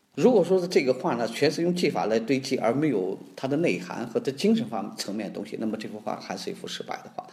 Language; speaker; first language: Chinese; native; Chinese